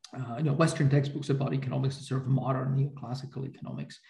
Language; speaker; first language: English; non-native, fluent; Slovak